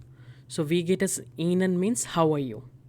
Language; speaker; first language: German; non-native, fluent; Hindi